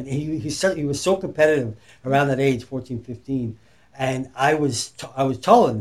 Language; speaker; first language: English; native; English